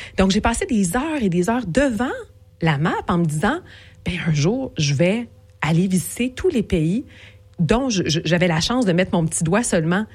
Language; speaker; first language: French; early bilingual, other home language; Portuguese